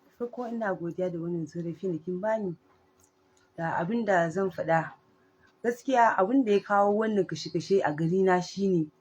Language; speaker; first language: Hausa; non-native, local second language; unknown